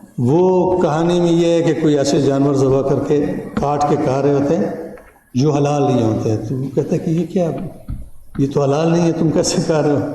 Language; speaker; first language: Urdu; non-native, local second language; Pashto